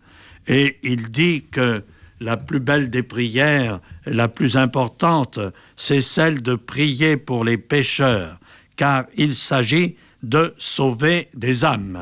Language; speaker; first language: French; native; French